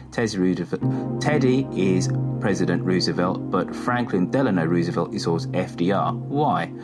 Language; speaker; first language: English; native; English